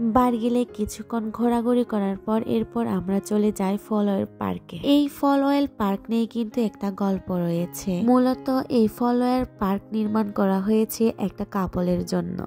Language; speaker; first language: Bangla; non-native, local second language; Chakma